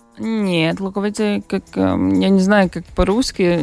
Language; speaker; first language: Russian; non-native, local second language; Latvian